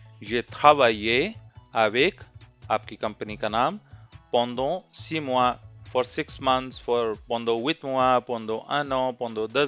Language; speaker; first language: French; non-native, fluent; Hindi